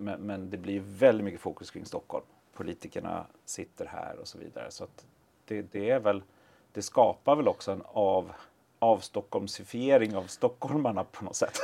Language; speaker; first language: Swedish; native; Swedish